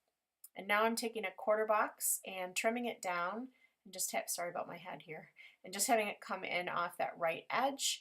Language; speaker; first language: English; native; English